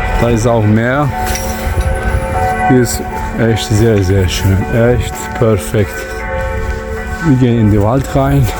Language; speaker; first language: German; non-native, learner; Turkish